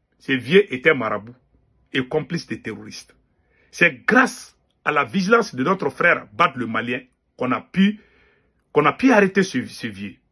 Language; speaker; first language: French; non-native, local second language; Bambara